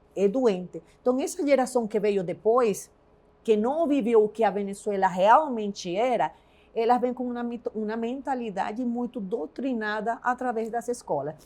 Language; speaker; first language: Portuguese; non-native, fluent; Spanish